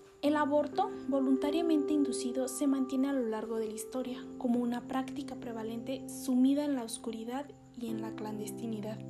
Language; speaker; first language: Spanish; native; Spanish